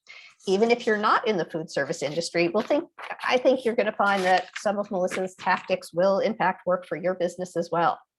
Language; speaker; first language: English; native; English